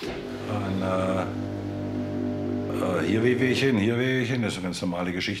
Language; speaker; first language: German; native; German